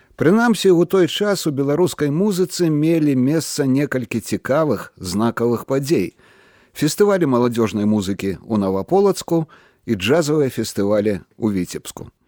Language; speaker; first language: Belarusian; native; Belarusian